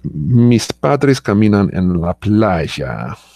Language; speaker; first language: Spanish; non-native, learner; English